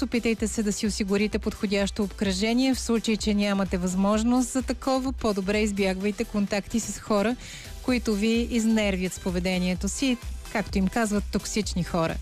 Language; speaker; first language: Bulgarian; native; Bulgarian